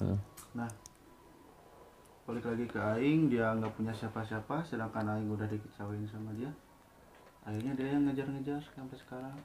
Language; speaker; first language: Indonesian; non-native, local second language; Sundanese